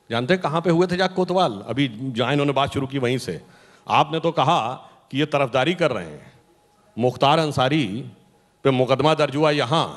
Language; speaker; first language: Hindi; native; Hindi